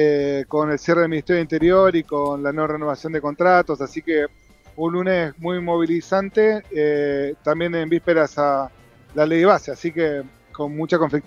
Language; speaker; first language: Spanish; native; Spanish